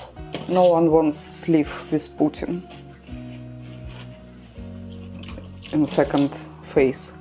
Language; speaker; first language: English; non-native, learner; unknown